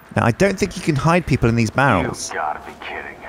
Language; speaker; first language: English; native; English